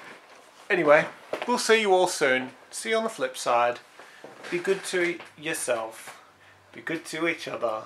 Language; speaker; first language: English; native; English